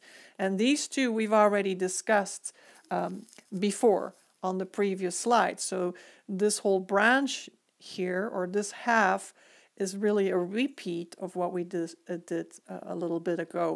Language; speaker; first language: English; native; English